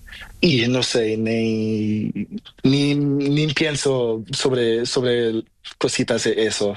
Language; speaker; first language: Spanish; non-native, learner; Portuguese